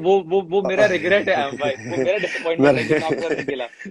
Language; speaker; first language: Hindi; native; Hindi